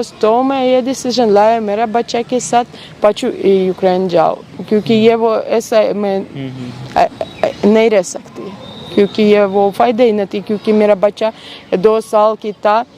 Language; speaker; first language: Hindi; non-native, learner; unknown